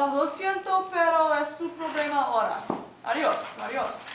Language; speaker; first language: Spanish; non-native, learner; English